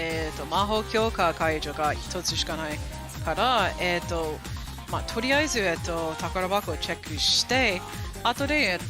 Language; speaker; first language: Japanese; non-native, fluent; English